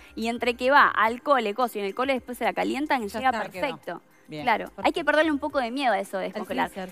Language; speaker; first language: Spanish; native; Spanish